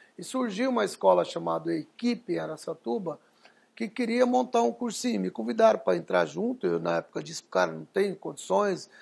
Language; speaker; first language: Portuguese; early bilingual, other home language; Arabic